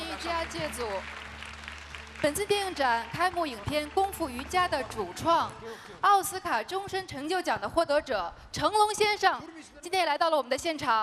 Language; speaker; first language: Chinese; native; Chinese